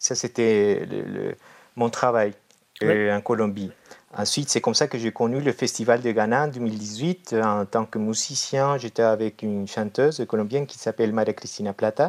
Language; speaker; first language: French; non-native, fluent; Spanish